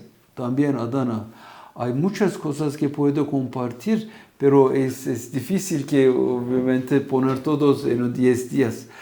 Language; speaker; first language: Spanish; non-native, fluent; Turkish